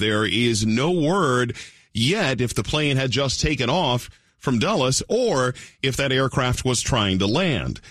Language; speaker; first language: English; native; English